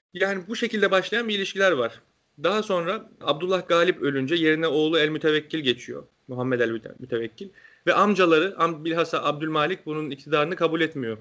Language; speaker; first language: Turkish; native; Turkish